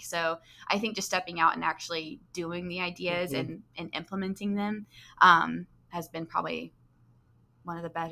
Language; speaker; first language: English; native; English